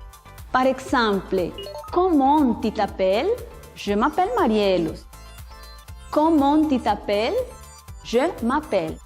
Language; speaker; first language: French; non-native, fluent; Spanish